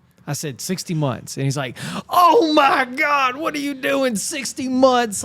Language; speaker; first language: English; native; English